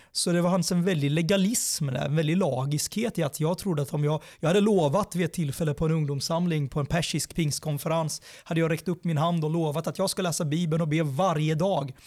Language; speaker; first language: Swedish; early bilingual, other home language; Persian